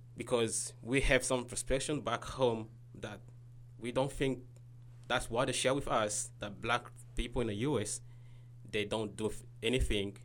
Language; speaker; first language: English; non-native, learner; Lingala